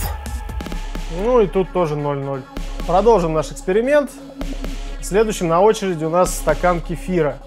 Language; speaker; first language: Russian; native; Russian